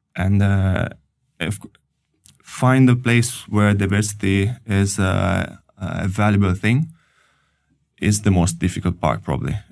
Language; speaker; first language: English; non-native, fluent; Italian